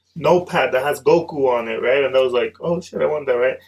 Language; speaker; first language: English; early bilingual, other home language; Spanish